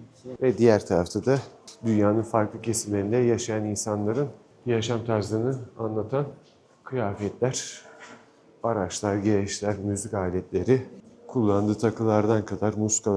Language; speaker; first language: Turkish; native; Turkish